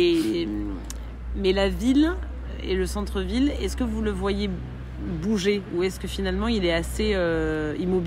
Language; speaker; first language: French; native; French